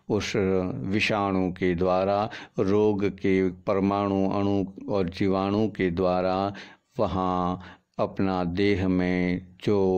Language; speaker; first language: Hindi; native; Hindi